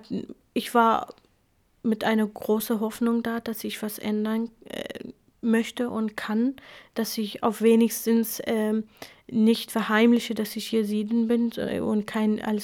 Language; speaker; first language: German; non-native, fluent; Kurdish